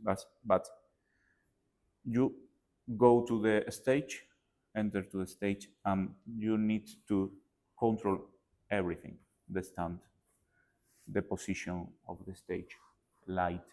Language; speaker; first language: English; non-native, learner; Spanish